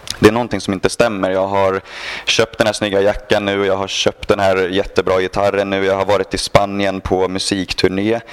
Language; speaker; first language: Swedish; native; Swedish